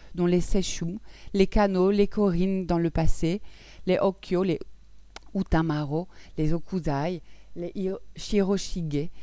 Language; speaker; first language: French; native; French